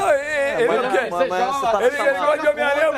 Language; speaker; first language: Portuguese; native; Portuguese